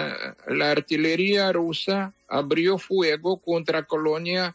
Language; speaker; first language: Spanish; non-native, fluent; Ukrainian